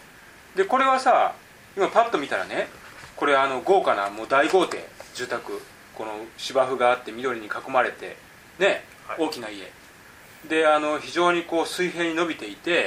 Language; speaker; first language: Japanese; native; Japanese